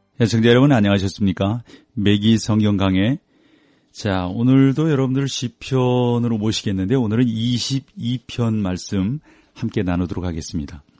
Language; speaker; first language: Korean; native; Korean